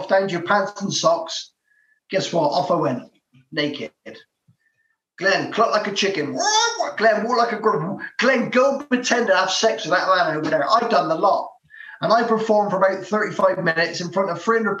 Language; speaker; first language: English; native; English